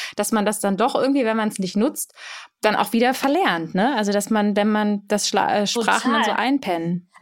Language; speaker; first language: German; early bilingual, other home language; Polish